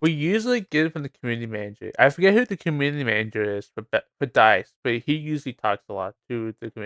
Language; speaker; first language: English; native; English